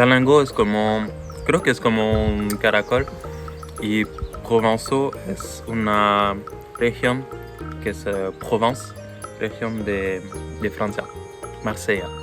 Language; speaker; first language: Spanish; non-native, fluent; French